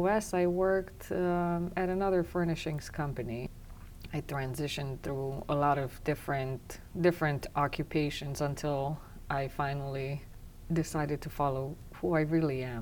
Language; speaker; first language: English; non-native, fluent; Romanian